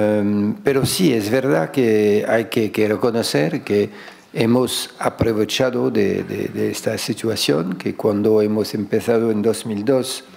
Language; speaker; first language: Spanish; non-native, fluent; French